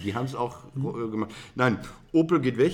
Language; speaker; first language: German; native; German